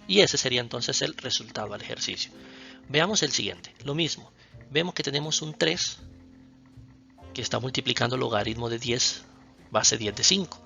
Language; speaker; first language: Spanish; native; Spanish